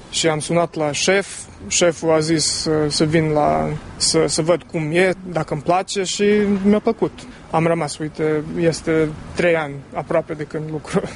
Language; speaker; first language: Romanian; early bilingual, heritage; Romanian